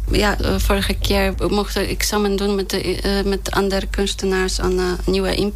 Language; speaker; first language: Dutch; non-native, fluent; Polish